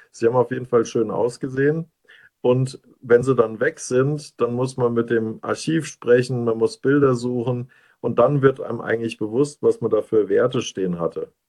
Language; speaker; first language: German; native; German